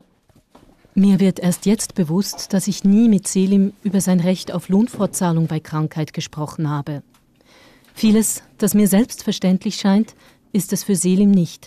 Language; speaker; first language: German; native; German